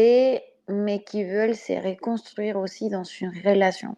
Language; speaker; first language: French; non-native, fluent; Spanish